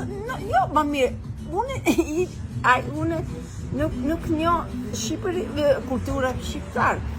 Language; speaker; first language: Albanian; non-native, learner; Italian